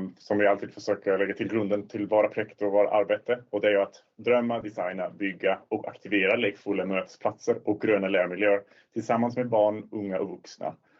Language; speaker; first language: Swedish; non-native, fluent; Swiss German